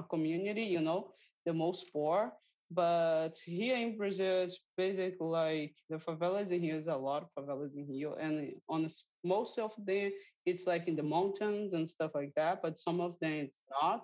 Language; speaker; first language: English; non-native, fluent; Portuguese